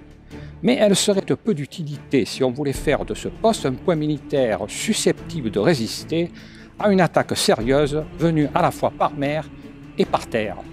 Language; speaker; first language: French; native; French